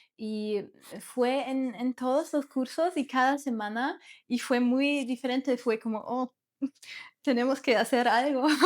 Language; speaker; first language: Spanish; non-native, learner; German